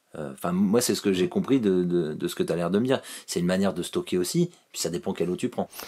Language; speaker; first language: French; native; French